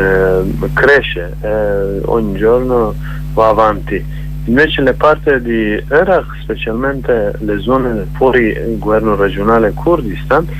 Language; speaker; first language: Italian; non-native, learner; Kurdish